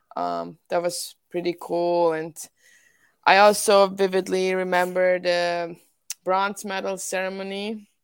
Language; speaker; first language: English; non-native, fluent; Swiss German